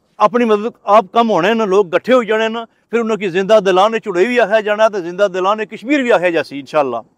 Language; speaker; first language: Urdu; non-native, local second language; Pahari-Potwari